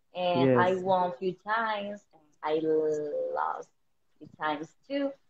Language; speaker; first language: English; non-native, learner; Spanish